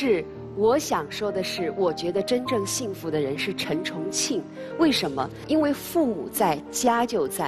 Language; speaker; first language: Chinese; native; Chinese